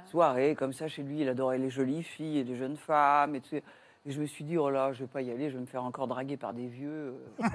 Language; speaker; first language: French; native; French